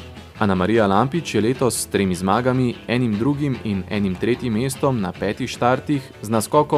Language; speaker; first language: Slovenian; native; Slovenian